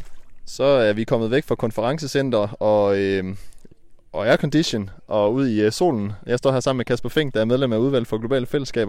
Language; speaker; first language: Danish; native; Danish